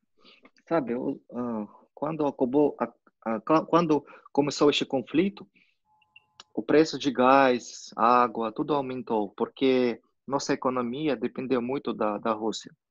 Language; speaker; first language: Portuguese; non-native, fluent; Russian